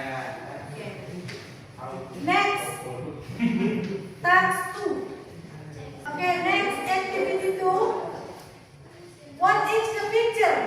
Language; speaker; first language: English; non-native, learner; Indonesian